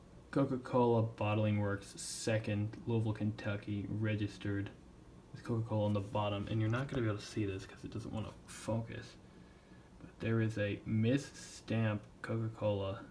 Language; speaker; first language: English; native; English